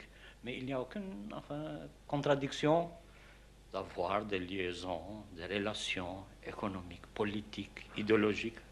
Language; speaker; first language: French; non-native, fluent; Albanian